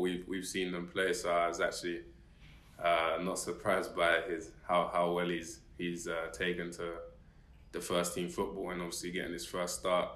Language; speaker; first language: English; native; English